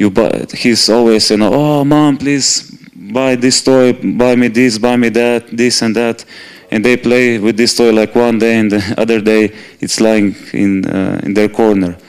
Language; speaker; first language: English; non-native, fluent; Slovenian